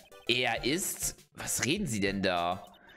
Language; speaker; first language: German; native; German